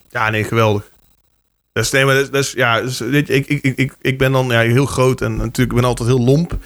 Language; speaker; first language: Dutch; native; Dutch